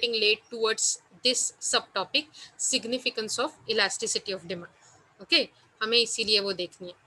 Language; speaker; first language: Hindi; non-native, local second language; Marathi